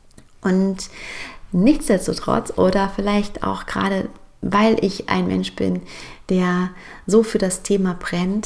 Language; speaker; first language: German; native; German